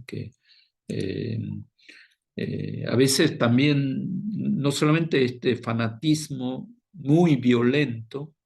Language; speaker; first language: Spanish; non-native, fluent; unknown